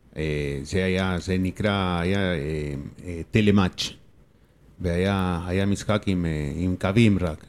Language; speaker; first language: Hebrew; non-native, fluent; Spanish